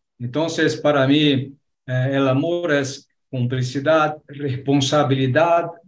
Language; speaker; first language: Spanish; non-native, fluent; Portuguese